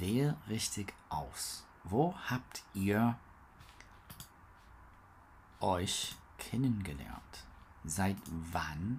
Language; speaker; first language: German; non-native, learner; English